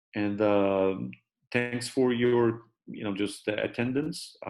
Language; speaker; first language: English; non-native, fluent; Turkish